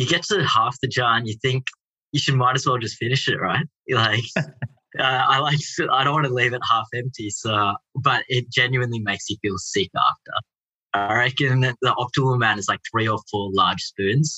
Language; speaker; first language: English; native; English